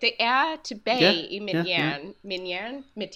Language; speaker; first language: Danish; non-native, learner; English